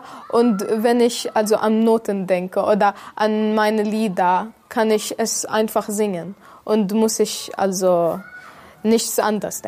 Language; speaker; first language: German; non-native, fluent; Arabic